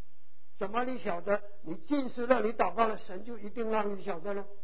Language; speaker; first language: Chinese; native; Chinese